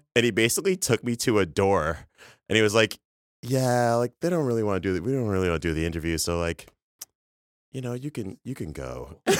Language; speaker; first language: English; native; English